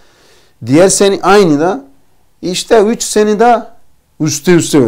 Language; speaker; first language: Turkish; non-native, learner; Portuguese